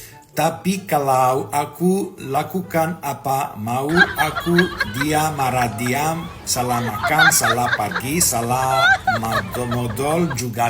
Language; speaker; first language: Indonesian; non-native, learner; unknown